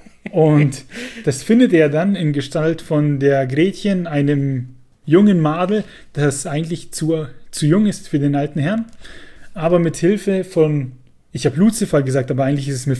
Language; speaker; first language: German; native; German